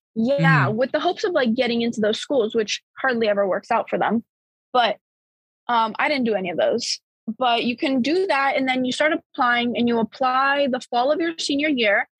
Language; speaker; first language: English; early bilingual, other home language; Bulgarian